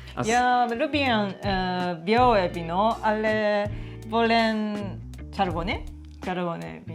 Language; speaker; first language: Polish; non-native, learner; Japanese